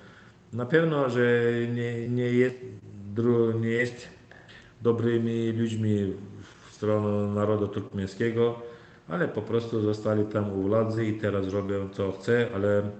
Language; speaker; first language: Polish; non-native, learner; Turkmen